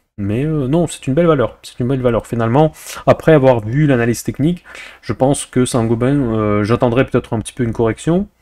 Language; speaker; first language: French; non-native, fluent; Russian